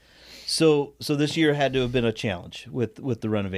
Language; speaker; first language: English; native; English